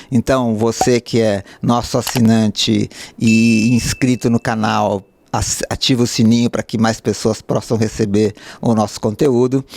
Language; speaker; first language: Portuguese; native; Portuguese